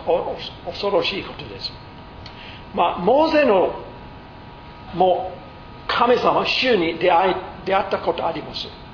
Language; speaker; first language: Japanese; non-native, fluent; English